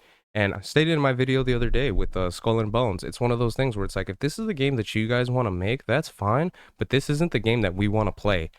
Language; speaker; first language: English; native; English